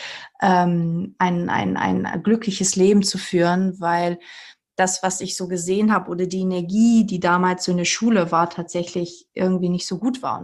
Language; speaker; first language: German; early bilingual, other home language; Portuguese